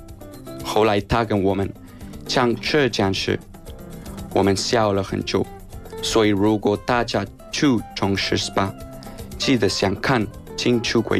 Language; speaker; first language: Chinese; non-native, learner; Spanish